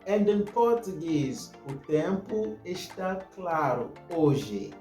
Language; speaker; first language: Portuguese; non-native, fluent; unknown